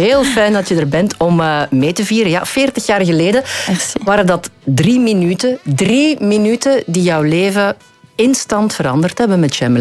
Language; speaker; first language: Dutch; native; Dutch